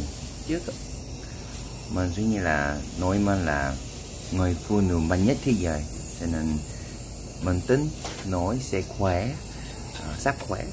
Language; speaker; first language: Vietnamese; non-native, learner; Korean